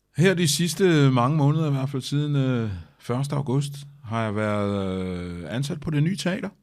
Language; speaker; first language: Danish; early bilingual, other home language; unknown